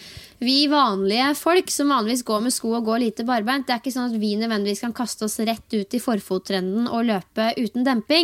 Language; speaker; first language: Norwegian; native; Norwegian